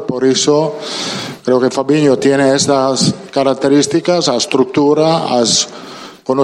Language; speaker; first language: Spanish; non-native, fluent; Italian